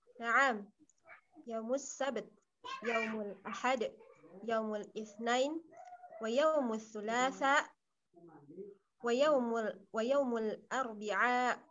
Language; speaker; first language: Arabic; non-native, learner; Indonesian